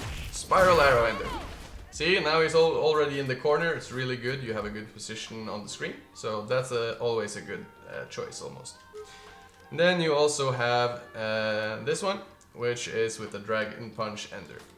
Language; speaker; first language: English; non-native, fluent; Norwegian